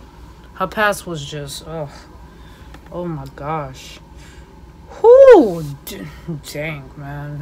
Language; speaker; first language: English; native; English